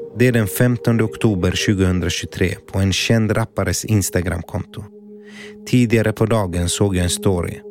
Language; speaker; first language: Swedish; native; Swedish